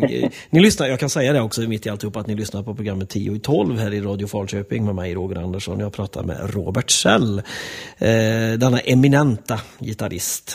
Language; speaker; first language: Swedish; native; Swedish